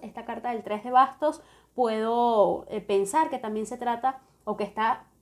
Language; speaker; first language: Spanish; native; Spanish